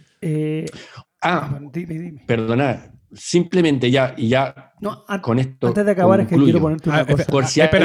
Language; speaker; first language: Spanish; native; Spanish